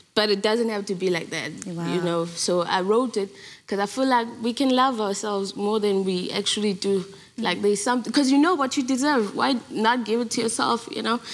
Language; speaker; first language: English; non-native, local second language; Zulu